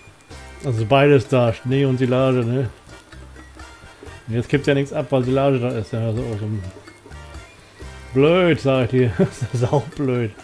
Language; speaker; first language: German; native; German